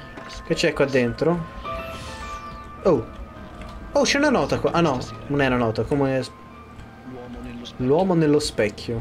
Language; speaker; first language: Italian; native; Italian